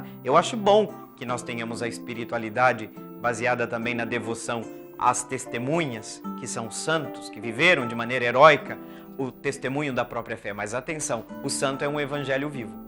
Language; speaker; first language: Portuguese; native; Portuguese